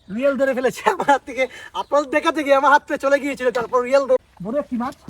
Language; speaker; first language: Bangla; non-native, local second language; Sylheti